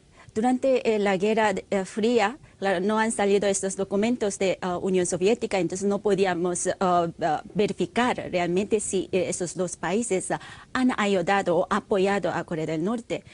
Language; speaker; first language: Spanish; non-native, fluent; Korean